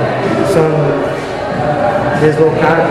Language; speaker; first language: Spanish; non-native, learner; Portuguese